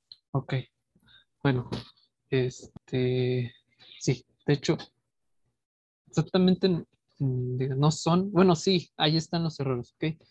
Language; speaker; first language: Spanish; native; Spanish